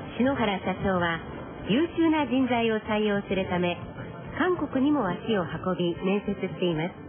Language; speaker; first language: Japanese; native; Japanese